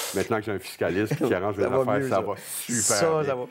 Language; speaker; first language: French; native; French